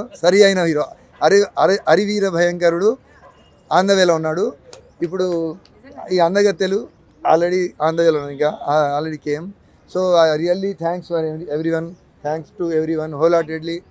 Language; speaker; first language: Telugu; native; Telugu